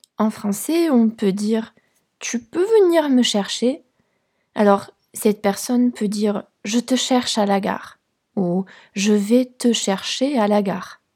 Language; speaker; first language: French; non-native, fluent; Polish